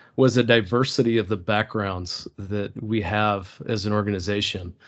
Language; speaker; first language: English; early bilingual, other home language; Turkish